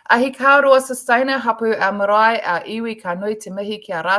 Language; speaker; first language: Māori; non-native, local second language; English